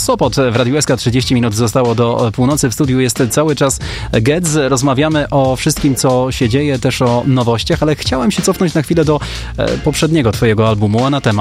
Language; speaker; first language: Polish; native; Polish